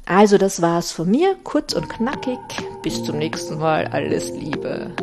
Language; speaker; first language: German; native; German